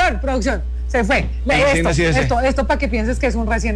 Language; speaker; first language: Spanish; native; Spanish